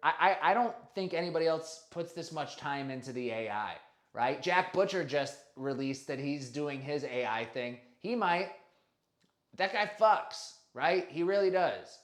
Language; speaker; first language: English; native; English